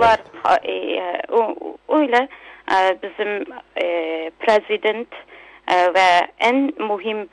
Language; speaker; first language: Turkish; non-native, local second language; Uyghur